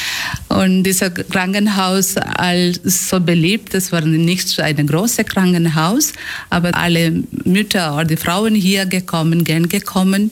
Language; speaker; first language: German; non-native, fluent; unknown